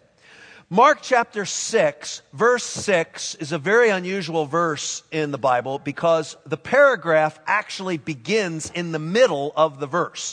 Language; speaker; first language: English; native; English